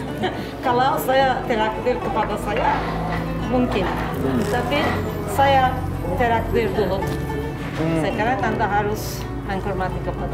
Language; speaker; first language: Indonesian; non-native, learner; Turkish